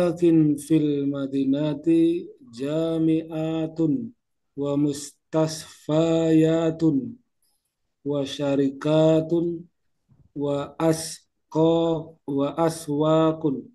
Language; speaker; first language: Arabic; non-native, learner; Indonesian